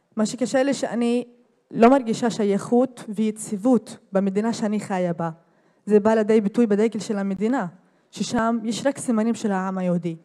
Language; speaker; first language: Hebrew; non-native, local second language; Arabic